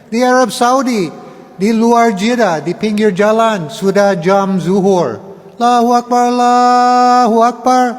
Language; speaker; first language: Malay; non-native, learner; English